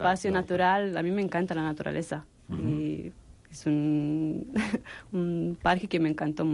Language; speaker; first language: Spanish; non-native, fluent; Romanian